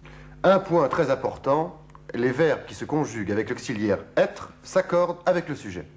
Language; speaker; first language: French; native; French